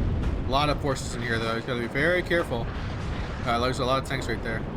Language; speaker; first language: English; native; English